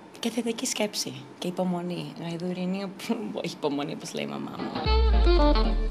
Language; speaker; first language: Greek; early bilingual, heritage; Greek